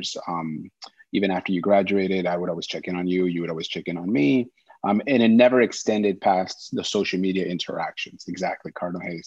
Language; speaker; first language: English; native; English